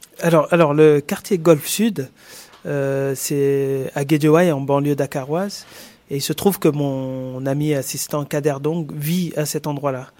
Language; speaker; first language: French; non-native, local second language; Wolof